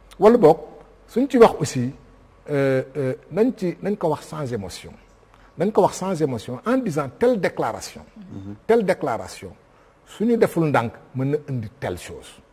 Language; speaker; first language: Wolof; non-native, local second language; Fula